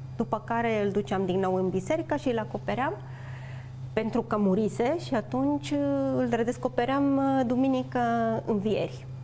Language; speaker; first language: Romanian; non-native, fluent; Spanish